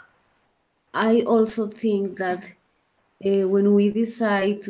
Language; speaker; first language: English; non-native, learner; Spanish